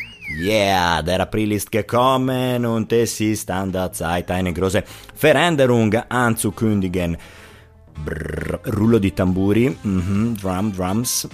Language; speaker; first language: German; non-native, local second language; Italian